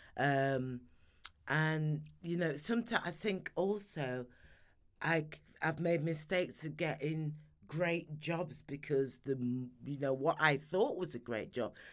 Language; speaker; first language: English; native; English